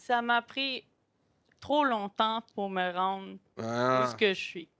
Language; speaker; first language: French; non-native, local second language; English